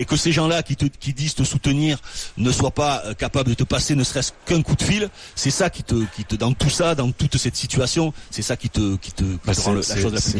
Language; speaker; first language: French; native; French